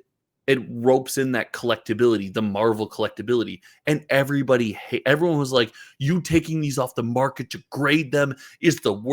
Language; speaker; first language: English; native; English